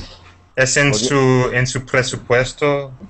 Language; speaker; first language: Spanish; non-native, learner; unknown